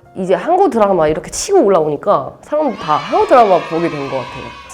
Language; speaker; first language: Korean; non-native, fluent; Chinese